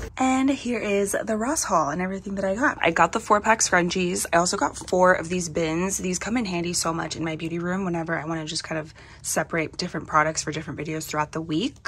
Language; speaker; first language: English; native; English